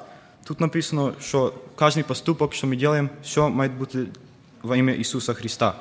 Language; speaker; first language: Russian; early bilingual, heritage; Russian